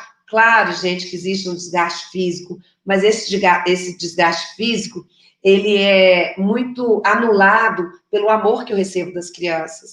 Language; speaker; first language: Portuguese; native; Portuguese